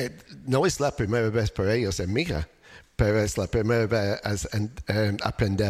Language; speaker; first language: Spanish; non-native, learner; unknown